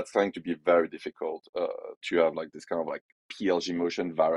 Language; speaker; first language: English; non-native, fluent; French